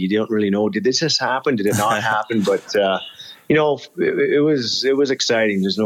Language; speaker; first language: English; native; English